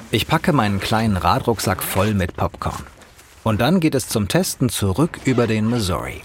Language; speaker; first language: German; native; German